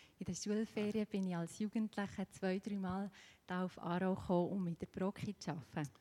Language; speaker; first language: German; native; German